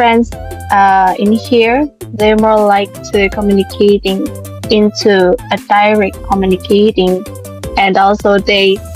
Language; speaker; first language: English; non-native, learner; Indonesian